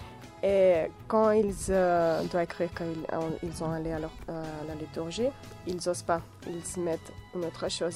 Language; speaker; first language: French; non-native, fluent; Catalan